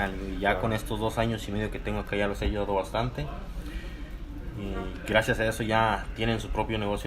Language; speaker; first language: Spanish; native; Spanish